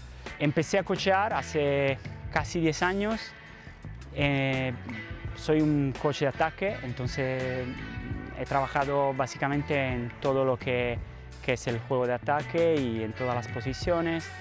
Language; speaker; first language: Spanish; non-native, fluent; Italian